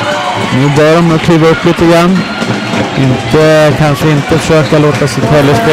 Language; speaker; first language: Swedish; native; Swedish